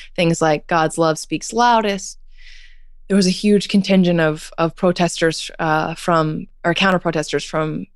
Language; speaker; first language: English; native; English